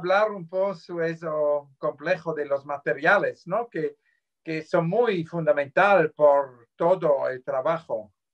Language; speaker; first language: Spanish; non-native, fluent; Swiss German